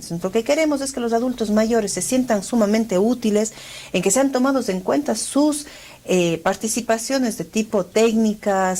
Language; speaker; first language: Spanish; native; Spanish